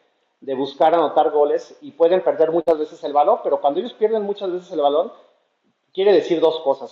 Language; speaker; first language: Spanish; native; Spanish